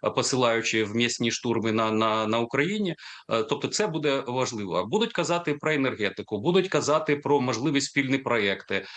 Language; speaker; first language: Ukrainian; native; Ukrainian